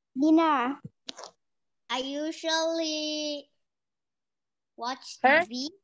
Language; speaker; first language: English; non-native, local second language; Indonesian